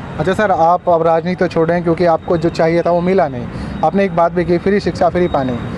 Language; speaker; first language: Hindi; native; Hindi